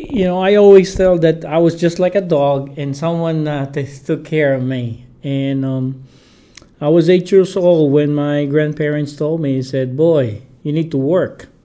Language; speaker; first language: English; non-native, local second language; Filipino